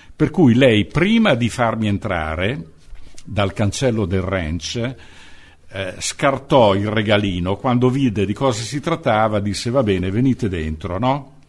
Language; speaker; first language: Italian; native; Italian